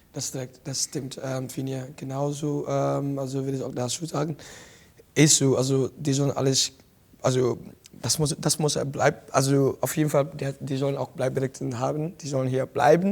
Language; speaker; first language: German; non-native, fluent; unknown